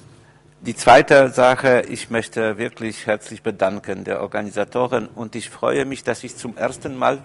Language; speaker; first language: German; non-native, fluent; Polish